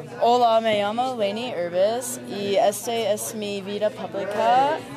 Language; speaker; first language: Spanish; non-native, learner; English